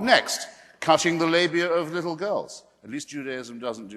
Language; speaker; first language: English; native; English